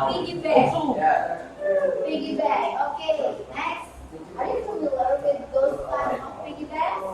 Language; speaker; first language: English; non-native, learner; Indonesian